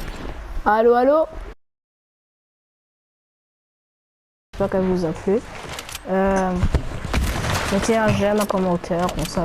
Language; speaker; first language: French; native; French